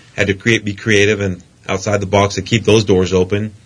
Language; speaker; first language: English; native; English